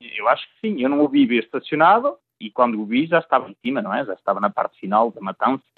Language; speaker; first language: Portuguese; native; Portuguese